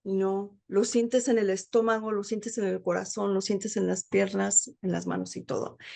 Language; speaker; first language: Spanish; early bilingual, heritage; Spanish